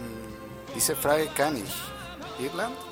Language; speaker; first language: German; non-native, learner; Spanish